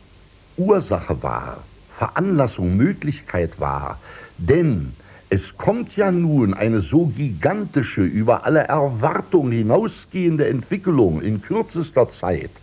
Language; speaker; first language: German; native; German